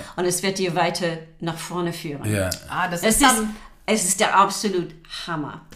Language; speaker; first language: German; non-native, fluent; English